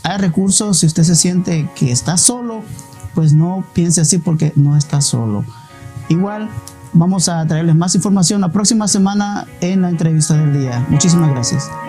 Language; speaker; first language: Spanish; native; Spanish